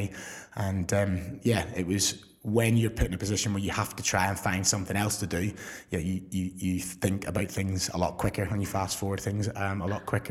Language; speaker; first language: English; native; English